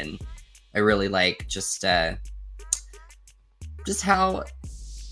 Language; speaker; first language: English; native; English